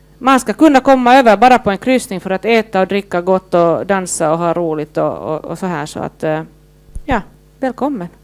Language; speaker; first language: Swedish; native; Swedish